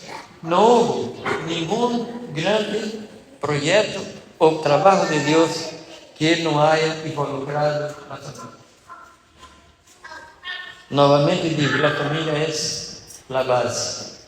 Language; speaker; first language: Spanish; non-native, fluent; Portuguese